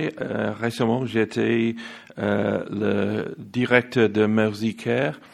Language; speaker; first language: French; non-native, learner; English